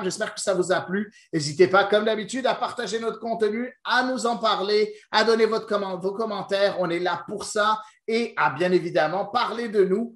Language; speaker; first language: French; native; French